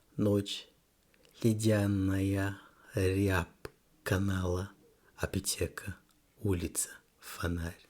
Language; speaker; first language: Russian; non-native, learner; Portuguese